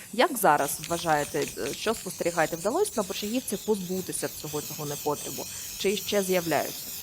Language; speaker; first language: Ukrainian; native; Ukrainian